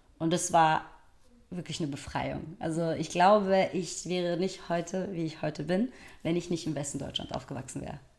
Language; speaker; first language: German; early bilingual, other home language; Persian